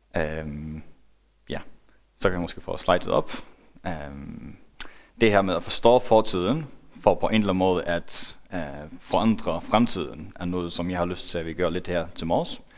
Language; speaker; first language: Danish; non-native, local second language; Faroese